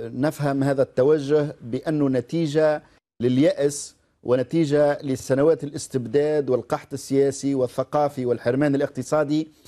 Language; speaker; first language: Arabic; native; Arabic